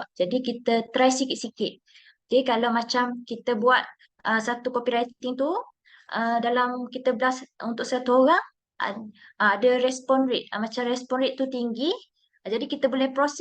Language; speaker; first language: Malay; native; Malay